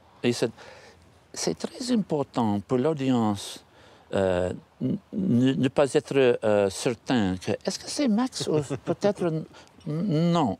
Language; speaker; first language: French; non-native, learner; English